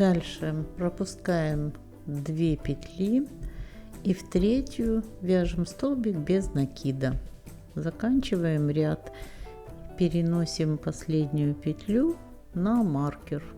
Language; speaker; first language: Russian; native; Russian